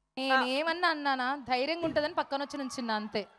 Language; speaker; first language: Telugu; native; Telugu